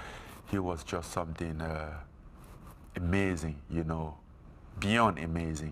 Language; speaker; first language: English; non-native, fluent; French